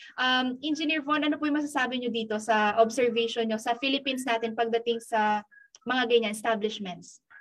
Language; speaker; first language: Filipino; non-native, local second language; Pampanga